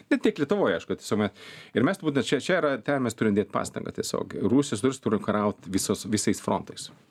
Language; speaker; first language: Lithuanian; non-native, fluent; Swedish